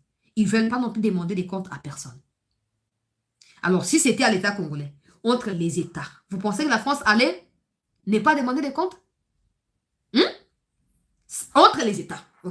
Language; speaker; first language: French; non-native, local second language; Lingala